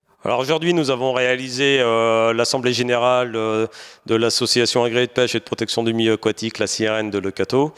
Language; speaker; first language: French; native; French